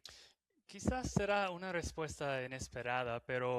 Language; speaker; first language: Spanish; non-native, fluent; English